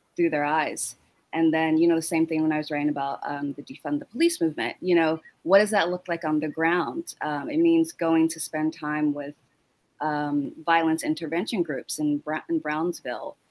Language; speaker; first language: English; native; English